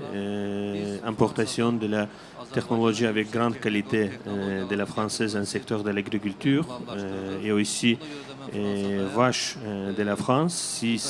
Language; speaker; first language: French; non-native, learner; Azerbaijani